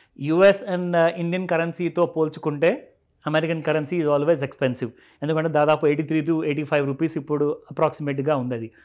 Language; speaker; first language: Telugu; native; Telugu